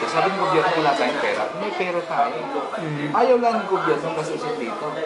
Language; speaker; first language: Filipino; non-native, local second language; Hiligaynon